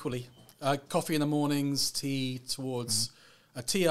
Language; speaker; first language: English; native; English